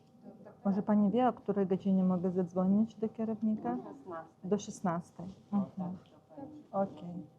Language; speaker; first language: Polish; non-native, learner; Russian